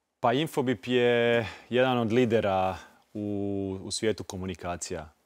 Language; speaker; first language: Croatian; native; Croatian